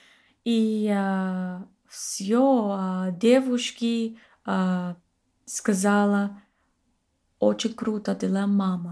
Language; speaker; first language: Russian; non-native, learner; English